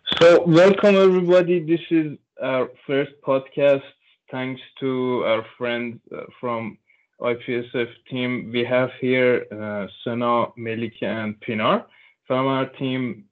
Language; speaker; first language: English; non-native, local second language; Turkish